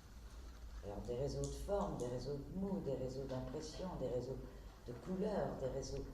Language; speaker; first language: French; native; French